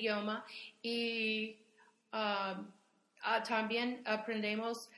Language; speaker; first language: Spanish; non-native, fluent; English